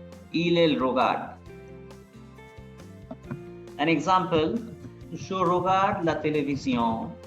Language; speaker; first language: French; non-native, fluent; Bangla